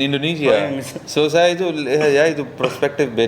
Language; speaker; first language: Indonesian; non-native, learner; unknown